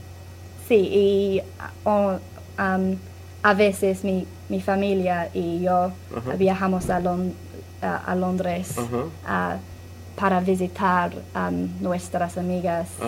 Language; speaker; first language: Spanish; non-native, learner; English